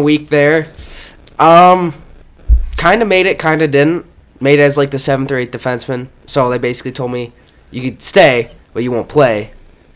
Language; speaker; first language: English; native; English